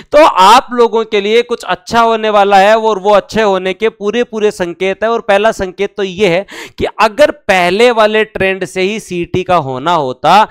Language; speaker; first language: Hindi; native; Hindi